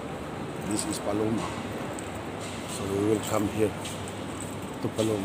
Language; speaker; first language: English; non-native, local second language; Filipino